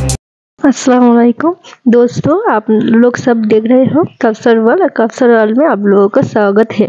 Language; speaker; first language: Hindi; non-native, local second language; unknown